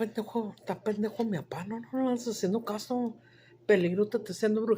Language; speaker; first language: Spanish; early bilingual, heritage; Spanish